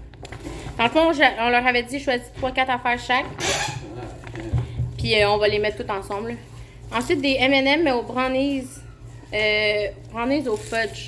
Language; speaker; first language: French; native; French